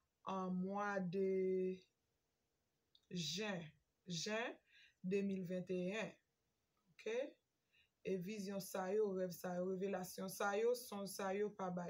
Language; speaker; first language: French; non-native, learner; Haitian Creole